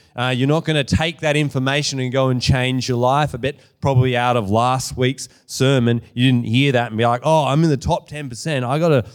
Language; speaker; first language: English; native; English